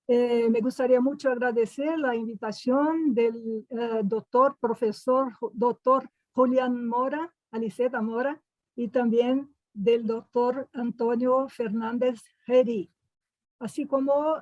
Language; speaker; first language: Spanish; non-native, fluent; Portuguese